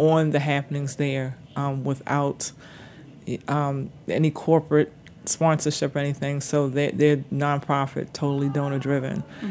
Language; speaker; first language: English; native; English